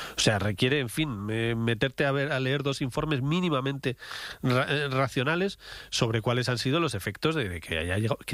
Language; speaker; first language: Spanish; native; Spanish